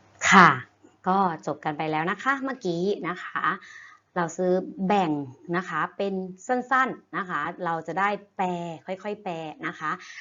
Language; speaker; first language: Chinese; non-native, fluent; Thai